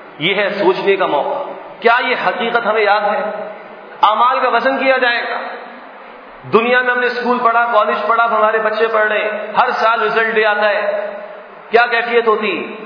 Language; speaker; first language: Urdu; native; Urdu